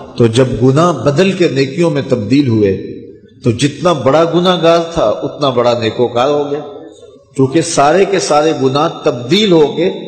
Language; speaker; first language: Urdu; non-native, local second language; Punjabi